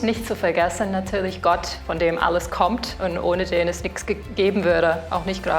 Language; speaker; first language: German; native; German